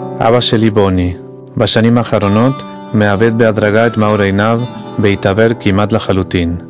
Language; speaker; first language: Hebrew; non-native, fluent; Spanish